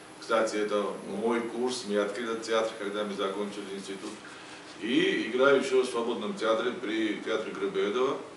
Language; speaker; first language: Russian; non-native, local second language; Georgian